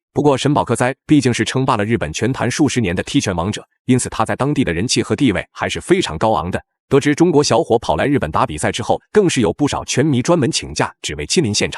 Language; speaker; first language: Chinese; native; Chinese